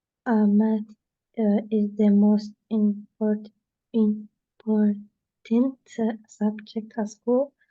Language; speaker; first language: English; non-native, learner; Russian